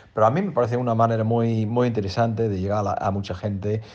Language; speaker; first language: Spanish; non-native, fluent; English